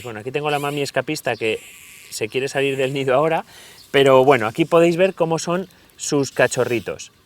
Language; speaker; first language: Spanish; native; Spanish